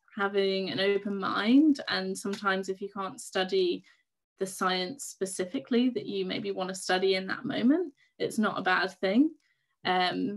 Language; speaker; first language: English; native; English